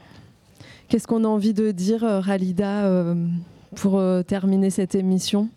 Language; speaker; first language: French; native; French